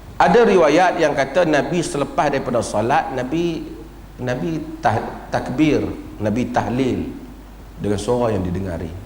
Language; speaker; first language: Malay; native; Malay